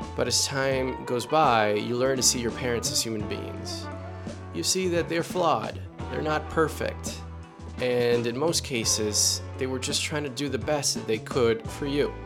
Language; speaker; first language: English; non-native, fluent; Spanish